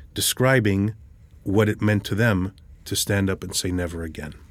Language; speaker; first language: English; early bilingual, other home language; Hebrew